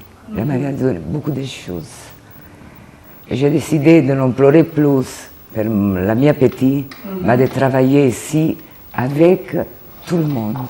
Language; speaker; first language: French; non-native, learner; Italian